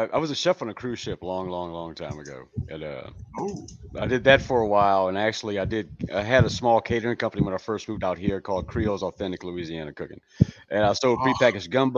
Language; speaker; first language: English; native; English